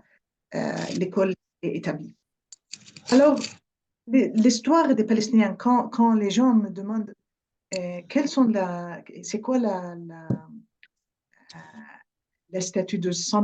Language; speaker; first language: French; non-native, fluent; Arabic